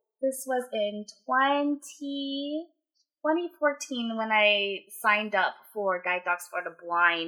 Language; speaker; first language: English; native; English